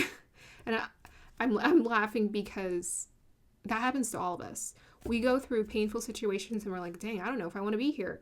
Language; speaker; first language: English; native; English